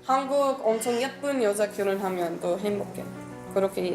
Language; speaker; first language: Korean; non-native, learner; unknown